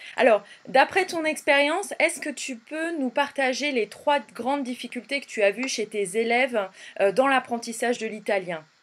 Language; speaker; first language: French; native; French